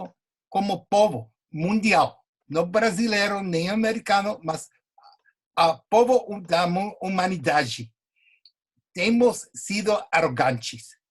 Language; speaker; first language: Portuguese; non-native, fluent; English